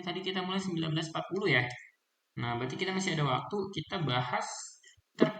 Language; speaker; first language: Indonesian; native; Indonesian